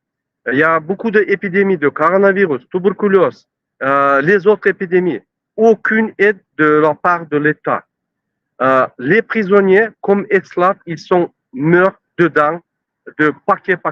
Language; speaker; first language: French; non-native, learner; Turkmen